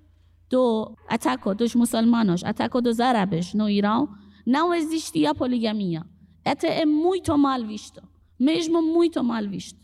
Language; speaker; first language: Portuguese; non-native, fluent; Persian